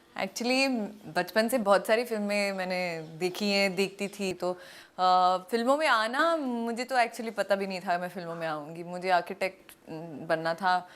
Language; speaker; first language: Hindi; non-native, local second language; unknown